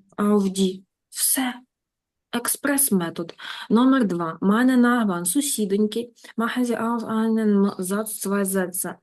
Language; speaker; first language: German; non-native, fluent; Ukrainian